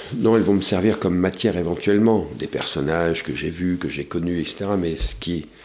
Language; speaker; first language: French; native; French